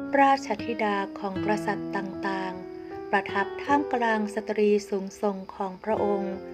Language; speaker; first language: Thai; native; Thai